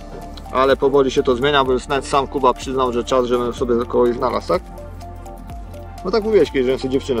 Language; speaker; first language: Polish; native; Polish